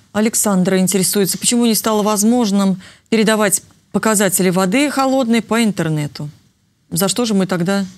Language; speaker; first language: Russian; native; Russian